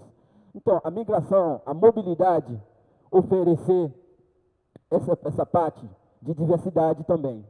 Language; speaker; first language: Portuguese; non-native, learner; Haitian Creole